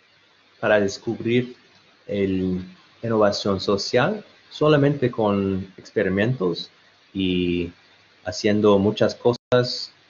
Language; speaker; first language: Spanish; non-native, learner; English